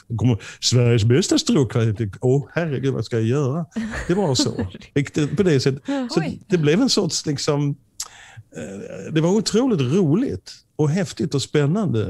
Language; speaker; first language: Swedish; native; Swedish